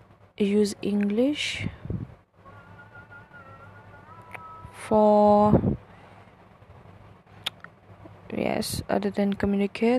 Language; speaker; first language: English; non-native, local second language; Malay